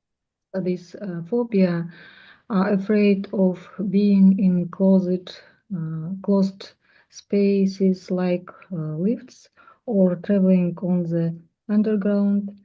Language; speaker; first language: English; non-native, learner; Russian